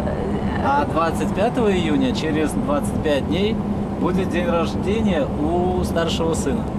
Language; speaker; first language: Russian; native; Russian